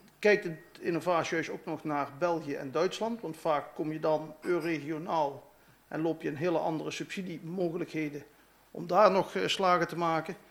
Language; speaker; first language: Dutch; native; Dutch